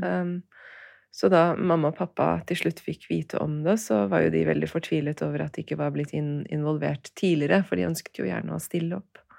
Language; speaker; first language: Norwegian; early bilingual, other home language; Turkish